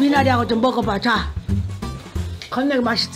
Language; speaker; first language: Korean; native; Korean